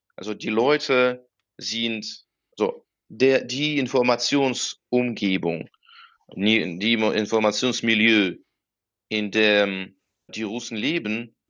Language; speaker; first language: German; non-native, fluent; Russian